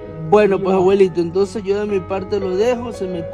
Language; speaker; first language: Spanish; native; Spanish